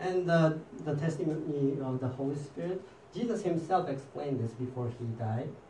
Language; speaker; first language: English; non-native, fluent; Japanese